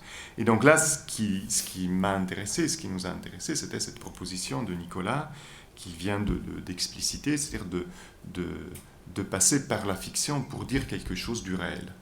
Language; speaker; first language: French; native; French